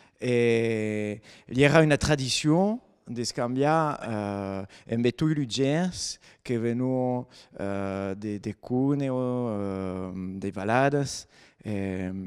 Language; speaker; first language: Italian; non-native, learner; French